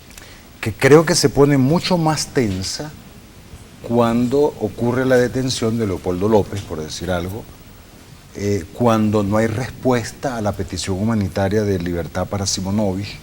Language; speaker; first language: Spanish; native; Spanish